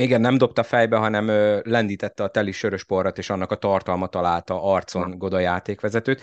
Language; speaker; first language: Hungarian; native; Hungarian